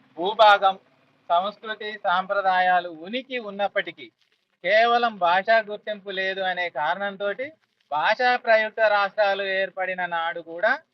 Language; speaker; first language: Telugu; non-native, local second language; Koya